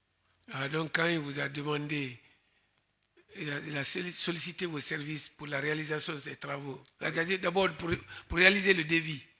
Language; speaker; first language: French; native; French